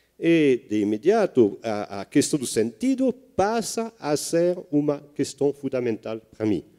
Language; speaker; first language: Portuguese; non-native, fluent; French